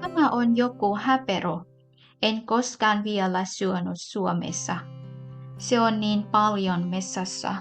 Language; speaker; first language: Finnish; non-native, learner; Thai